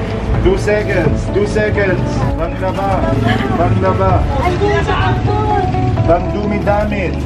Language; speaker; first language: Filipino; non-native, learner; Arabic